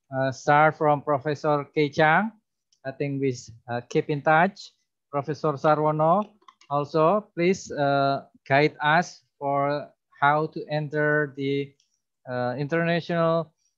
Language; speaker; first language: English; non-native, fluent; Indonesian